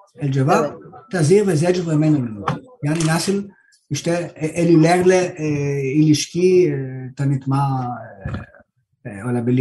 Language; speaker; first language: Turkish; non-native, fluent; Greek